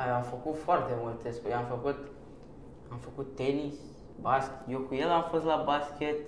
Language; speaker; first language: Romanian; early bilingual, other home language; Persian